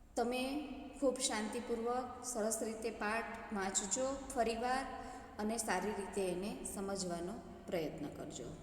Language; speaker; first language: Gujarati; native; Gujarati